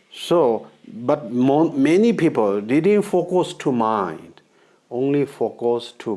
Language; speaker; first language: English; non-native, learner; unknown